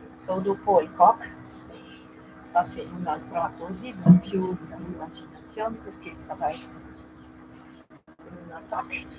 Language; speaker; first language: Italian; non-native, learner; French